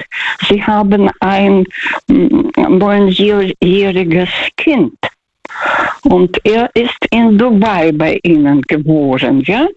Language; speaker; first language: German; early bilingual, other home language; Russian